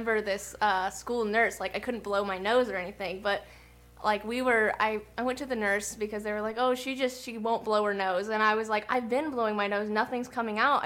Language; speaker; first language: English; native; English